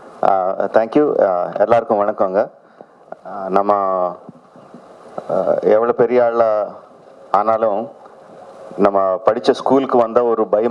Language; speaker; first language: Tamil; non-native, local second language; Telugu